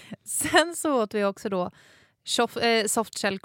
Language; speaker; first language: Swedish; native; Swedish